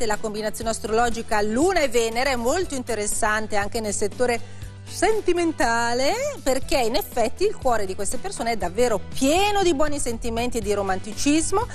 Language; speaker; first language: Italian; native; Italian